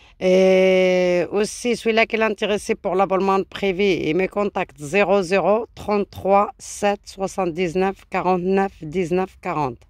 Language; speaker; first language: French; non-native, local second language; Arabic